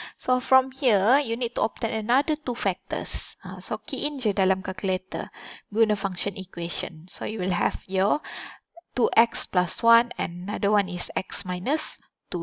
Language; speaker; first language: English; non-native, local second language; Malay